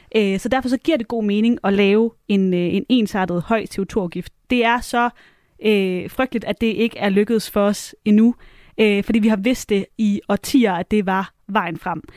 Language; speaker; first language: Danish; native; Danish